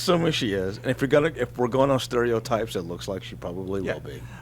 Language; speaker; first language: English; native; English